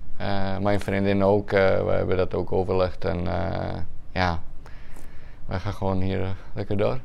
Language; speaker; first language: Dutch; non-native, fluent; Czech